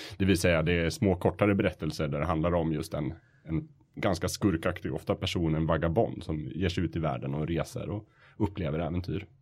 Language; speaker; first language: Swedish; native; Swedish